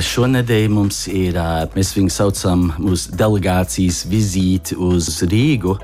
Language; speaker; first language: Latvian; early bilingual, heritage; Latvian